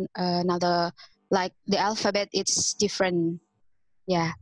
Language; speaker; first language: English; non-native, fluent; Indonesian